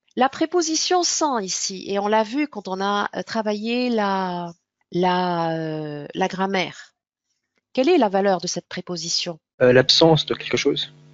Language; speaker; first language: French; non-native, local second language; Arabic